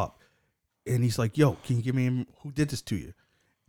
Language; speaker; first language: English; native; English